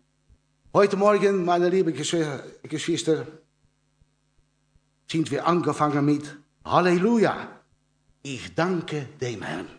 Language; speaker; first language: German; non-native, learner; Dutch